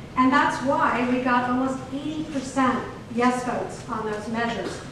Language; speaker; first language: English; native; English